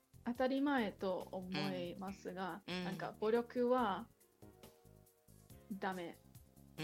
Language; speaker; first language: Japanese; non-native, learner; English